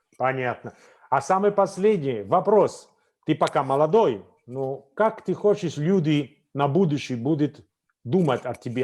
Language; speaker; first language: Russian; non-native, fluent; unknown